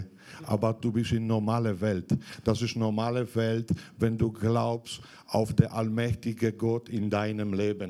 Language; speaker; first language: German; non-native, fluent; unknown